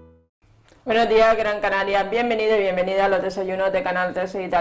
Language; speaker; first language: Spanish; native; Spanish